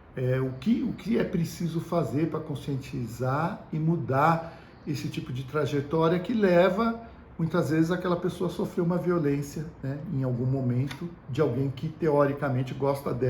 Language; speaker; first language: Portuguese; native; Portuguese